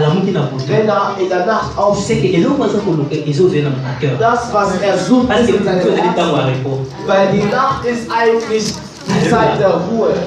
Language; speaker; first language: German; non-native, learner; French